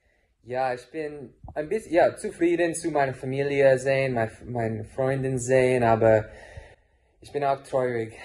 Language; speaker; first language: German; non-native, learner; English